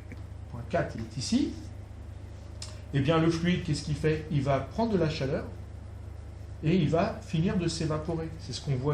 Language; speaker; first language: French; native; French